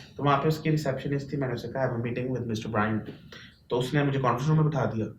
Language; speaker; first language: Urdu; native; Urdu